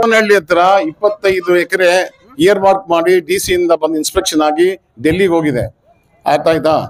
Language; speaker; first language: Kannada; native; Kannada